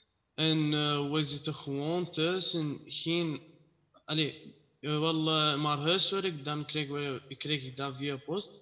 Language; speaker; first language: Dutch; non-native, learner; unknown